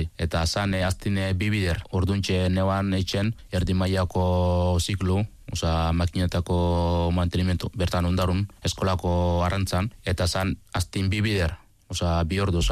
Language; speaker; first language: Basque; non-native, fluent; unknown